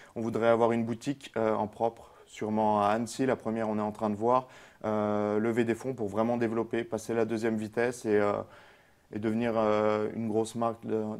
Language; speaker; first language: French; native; French